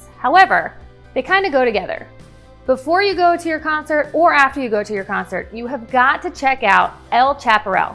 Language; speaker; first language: English; native; English